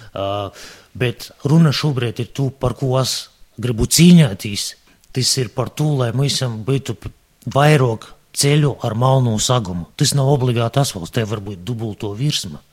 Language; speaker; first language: Latvian; native; Latvian